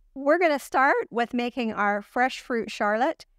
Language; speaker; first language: English; native; English